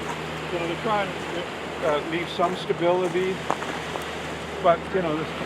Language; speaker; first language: English; native; English